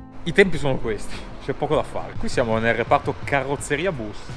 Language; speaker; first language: Italian; native; Italian